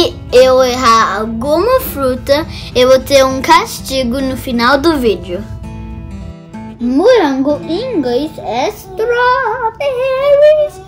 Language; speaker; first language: Portuguese; early bilingual, heritage; Portuguese